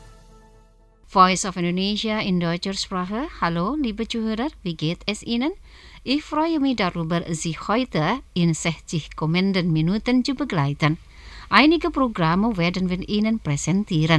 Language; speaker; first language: German; non-native, fluent; Indonesian